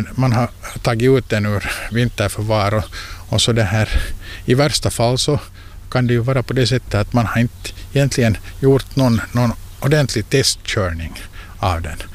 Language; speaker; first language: Swedish; native; Swedish